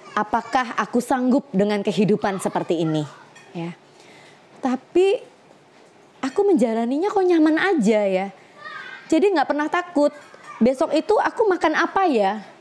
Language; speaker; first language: Indonesian; native; Indonesian